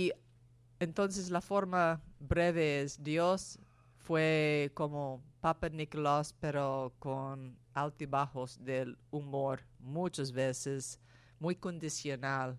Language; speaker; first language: Spanish; non-native, fluent; English